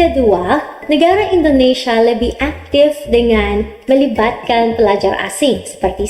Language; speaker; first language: Indonesian; non-native, learner; Filipino